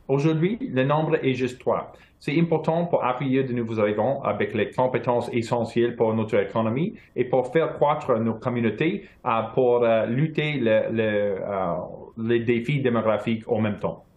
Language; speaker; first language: French; non-native, local second language; English